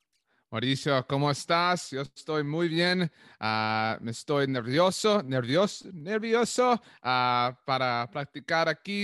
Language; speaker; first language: Spanish; non-native, learner; English